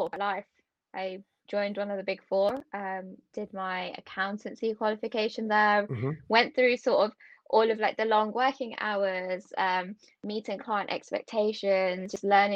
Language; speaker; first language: English; native; English